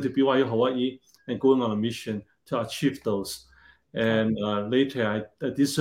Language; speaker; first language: English; non-native, local second language; Cantonese